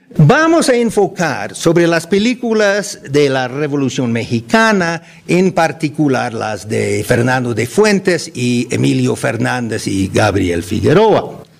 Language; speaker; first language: Spanish; non-native, fluent; English